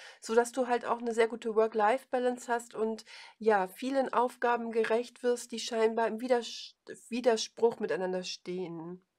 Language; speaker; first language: German; native; German